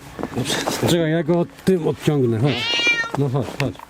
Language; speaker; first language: Polish; native; Polish